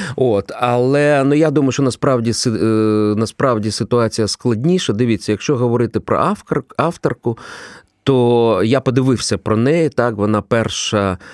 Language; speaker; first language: Ukrainian; non-native, local second language; Russian